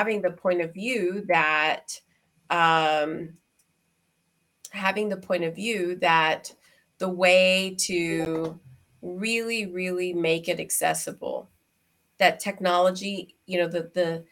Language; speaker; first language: English; native; English